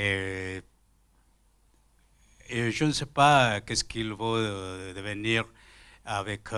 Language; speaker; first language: French; non-native, learner; Spanish